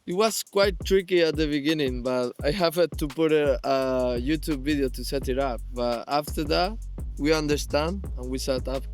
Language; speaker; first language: English; non-native, fluent; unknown